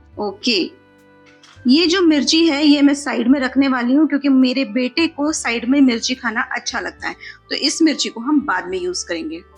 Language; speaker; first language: Hindi; non-native, local second language; Marathi